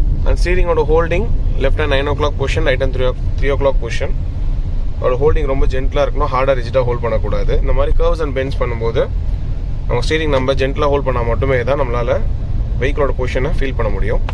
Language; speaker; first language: Tamil; native; Tamil